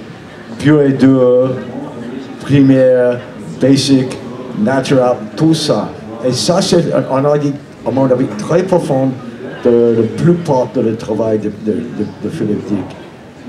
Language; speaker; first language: French; non-native, learner; English